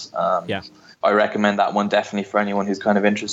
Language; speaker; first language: English; native; English